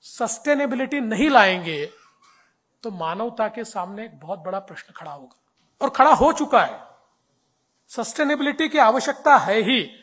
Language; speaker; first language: Hindi; non-native, local second language; Marathi